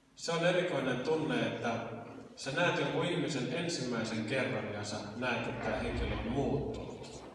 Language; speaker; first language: Finnish; native; Finnish